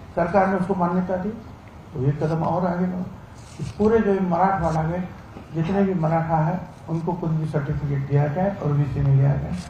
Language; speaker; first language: Hindi; non-native, local second language; Marathi